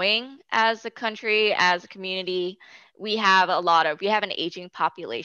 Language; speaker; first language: English; native; English